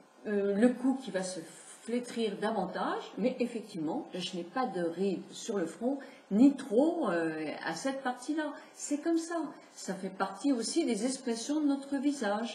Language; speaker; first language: French; native; French